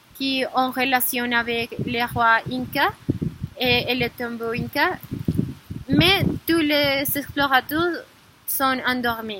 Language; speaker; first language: French; non-native, learner; Spanish